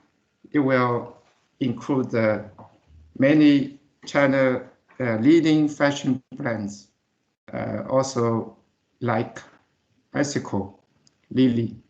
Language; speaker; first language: English; non-native, learner; Chinese